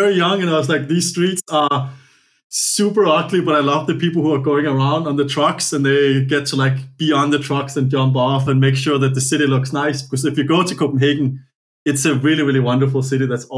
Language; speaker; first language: English; non-native, fluent; Danish